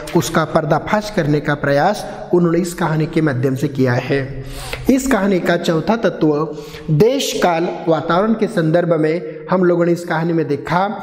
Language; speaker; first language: Hindi; non-native, local second language; Marathi